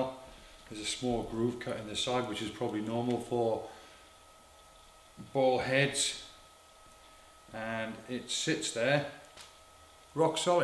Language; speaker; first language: English; native; English